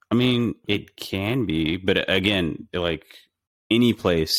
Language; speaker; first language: English; native; English